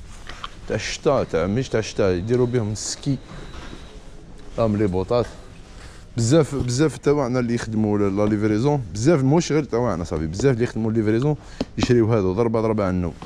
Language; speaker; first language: Arabic; native; Arabic